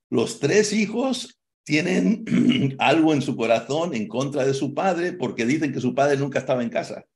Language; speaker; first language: Spanish; native; Spanish